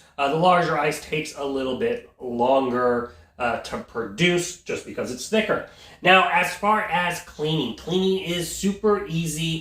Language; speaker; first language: English; native; English